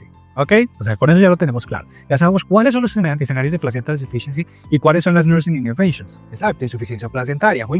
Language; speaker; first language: Spanish; native; Spanish